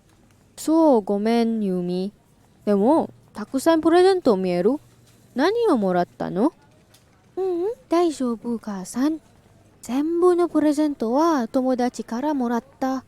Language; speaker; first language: Japanese; non-native, learner; English